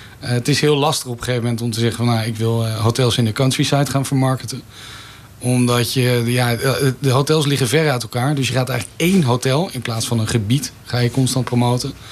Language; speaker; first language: Dutch; native; Dutch